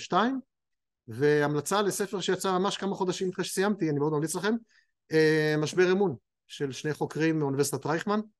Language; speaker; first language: Hebrew; native; Hebrew